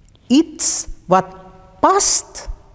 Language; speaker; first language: Dutch; non-native, fluent; Indonesian